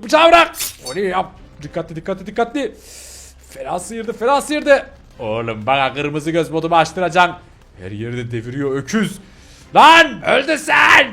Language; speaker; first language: Turkish; native; Turkish